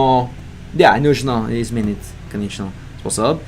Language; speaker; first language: Russian; non-native, learner; English